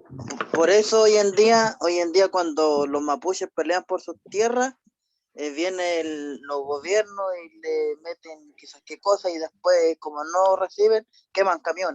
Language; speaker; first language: Spanish; native; Spanish